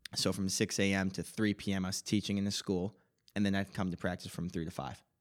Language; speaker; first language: English; native; English